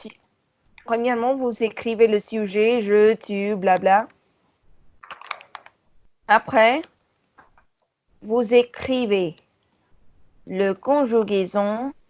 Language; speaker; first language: French; non-native, fluent; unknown